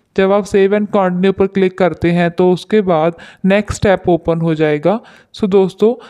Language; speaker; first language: Hindi; non-native, local second language; Punjabi